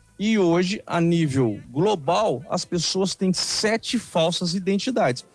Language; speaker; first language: Portuguese; native; Portuguese